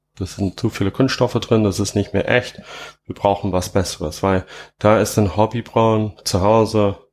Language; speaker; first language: German; non-native, fluent; English